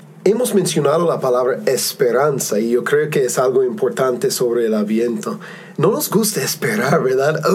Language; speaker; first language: Spanish; non-native, fluent; English